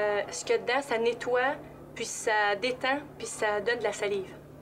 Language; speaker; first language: French; native; French